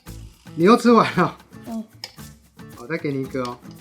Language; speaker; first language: Chinese; native; Chinese